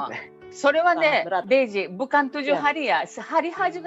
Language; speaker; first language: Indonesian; non-native, fluent; Japanese